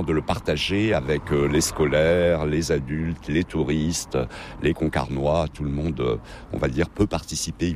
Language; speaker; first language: French; native; French